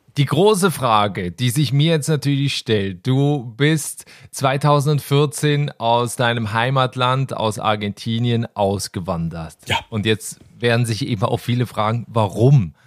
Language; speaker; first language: German; native; German